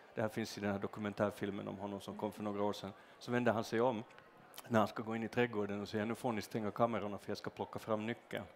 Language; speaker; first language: Swedish; native; Swedish